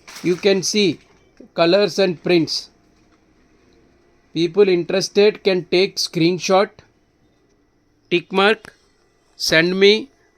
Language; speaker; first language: English; non-native, local second language; Telugu